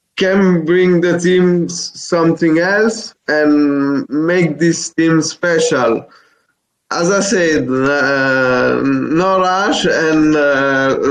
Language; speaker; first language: English; non-native, fluent; Italian